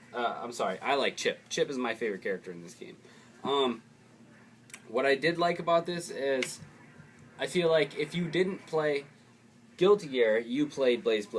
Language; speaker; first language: English; native; English